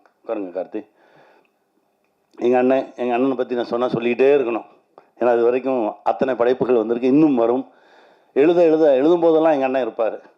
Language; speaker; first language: Tamil; native; Tamil